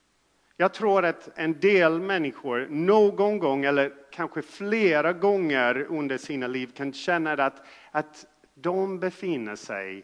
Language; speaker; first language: Swedish; non-native, fluent; English